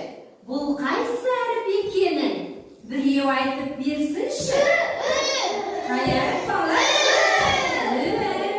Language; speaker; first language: Kazakh; native; Kazakh